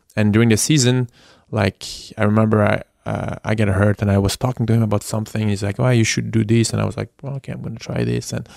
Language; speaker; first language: English; non-native, fluent; French